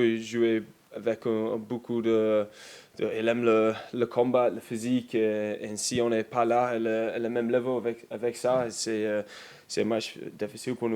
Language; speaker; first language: French; non-native, learner; English